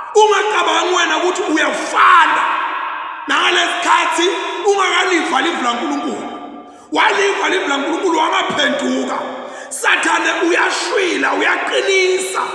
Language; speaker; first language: Zulu; non-native, local second language; Swati